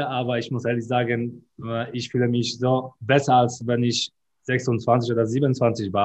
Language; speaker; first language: German; non-native, learner; Polish